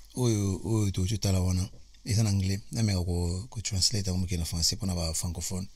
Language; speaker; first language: French; non-native, local second language; Lingala